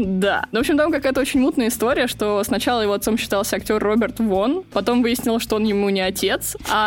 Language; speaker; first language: Russian; native; Russian